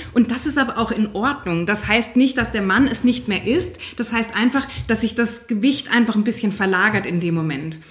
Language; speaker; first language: German; native; German